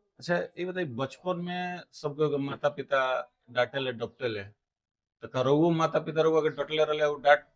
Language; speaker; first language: Bhojpuri; native; Bhojpuri